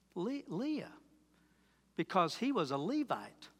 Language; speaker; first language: English; native; English